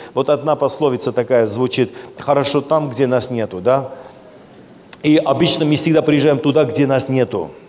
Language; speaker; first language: Russian; non-native, local second language; Armenian